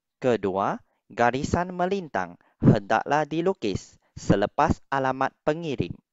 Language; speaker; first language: Malay; non-native, local second language; Chinese